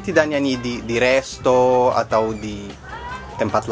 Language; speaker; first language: Indonesian; non-native, fluent; Portuguese